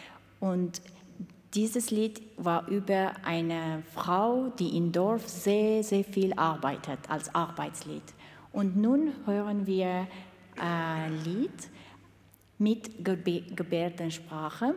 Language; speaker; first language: German; non-native, fluent; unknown